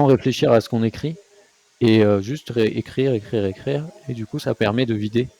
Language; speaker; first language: French; native; French